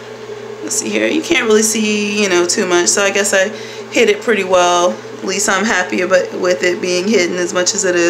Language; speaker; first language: English; native; English